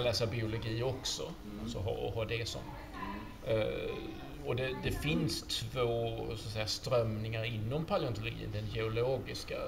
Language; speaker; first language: Swedish; native; Swedish